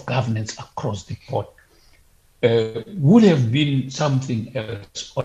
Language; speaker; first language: English; non-native, local second language; Southern Sotho